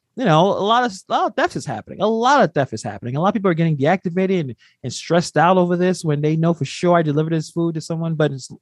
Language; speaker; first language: English; native; English